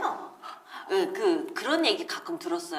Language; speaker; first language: Korean; native; Korean